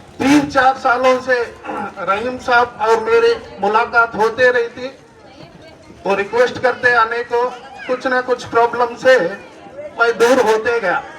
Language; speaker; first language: Hindi; non-native, local second language; Kannada